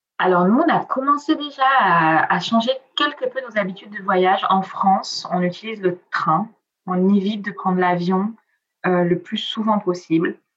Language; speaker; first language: French; early bilingual, other home language; Italian